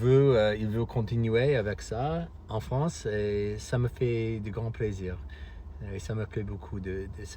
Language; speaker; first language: French; non-native, fluent; English